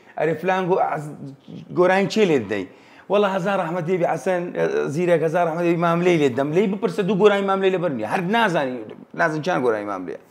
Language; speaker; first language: Central Kurdish; native; Central Kurdish